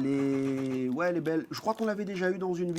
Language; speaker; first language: French; native; French